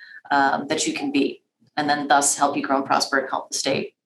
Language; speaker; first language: English; native; English